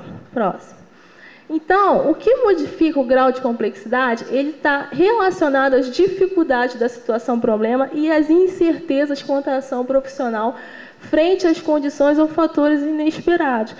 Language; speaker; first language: Portuguese; native; Portuguese